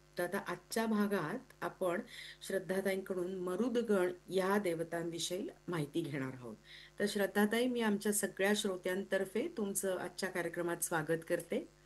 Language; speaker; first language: Marathi; native; Marathi